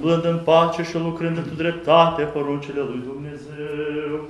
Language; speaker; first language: Romanian; native; Romanian